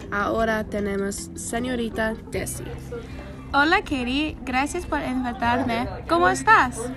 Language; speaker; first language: Spanish; non-native, learner; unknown